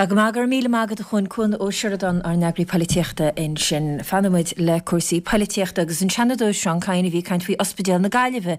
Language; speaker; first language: Irish; native; Irish